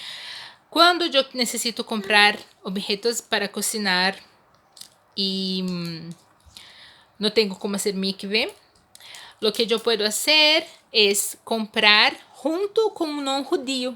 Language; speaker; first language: Spanish; non-native, fluent; Portuguese